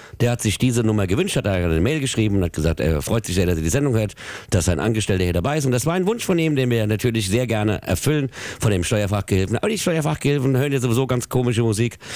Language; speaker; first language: German; native; German